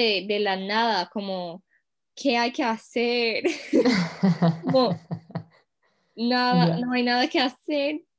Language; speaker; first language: Spanish; non-native, fluent; English